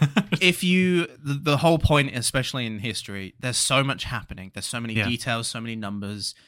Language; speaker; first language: English; native; English